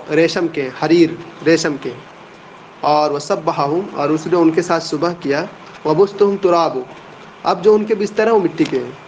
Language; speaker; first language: Urdu; native; Urdu